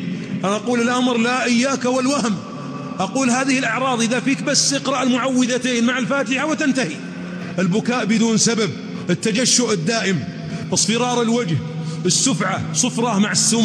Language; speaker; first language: Arabic; native; Arabic